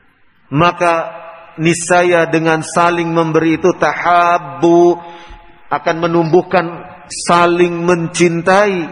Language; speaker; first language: Indonesian; native; Indonesian